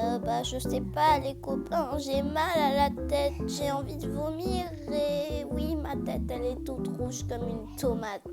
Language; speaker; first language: French; native; French